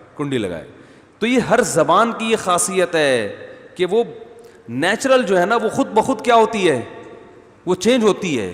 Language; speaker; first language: Urdu; native; Urdu